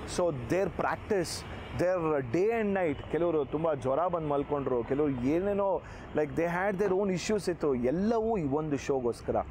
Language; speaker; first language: Kannada; native; Kannada